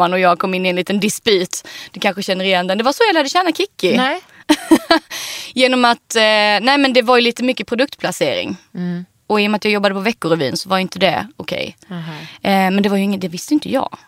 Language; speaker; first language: Swedish; native; Swedish